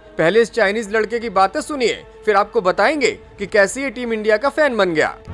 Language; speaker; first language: Hindi; native; Hindi